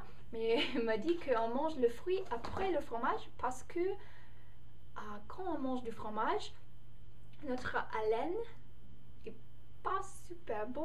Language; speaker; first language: French; non-native, learner; English